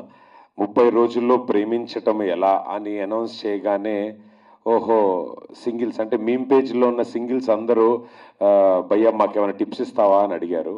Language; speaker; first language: Telugu; native; Telugu